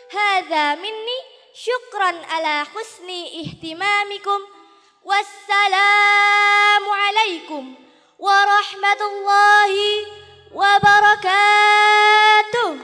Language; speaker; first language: Arabic; non-native, learner; Indonesian